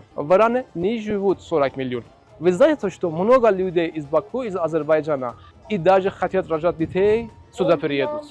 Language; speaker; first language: Russian; non-native, fluent; Azerbaijani